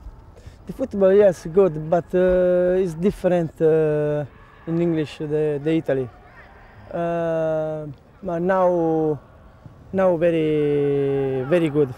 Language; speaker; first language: English; non-native, learner; Italian